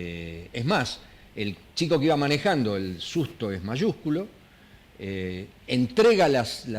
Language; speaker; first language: Spanish; native; Spanish